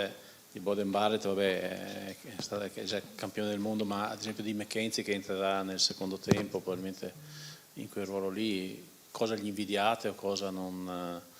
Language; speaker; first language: Italian; native; Italian